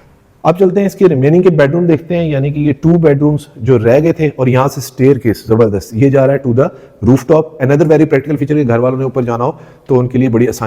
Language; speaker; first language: Urdu; native; Urdu